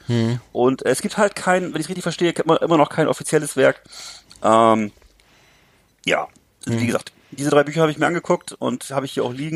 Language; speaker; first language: German; native; German